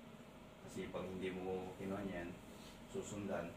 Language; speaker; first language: Filipino; native; Filipino